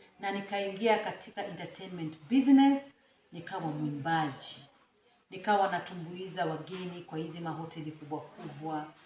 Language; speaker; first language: Swahili; non-native, local second language; Luo (Kenya and Tanzania)